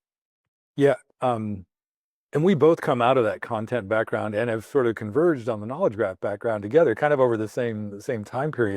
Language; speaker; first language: English; native; English